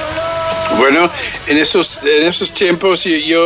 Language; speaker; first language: Spanish; early bilingual, heritage; English